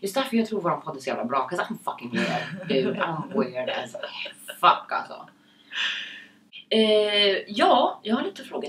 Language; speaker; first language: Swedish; native; Swedish